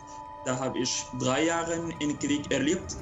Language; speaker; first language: German; non-native, local second language; Arabic